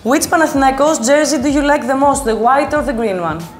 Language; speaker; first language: English; non-native, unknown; Greek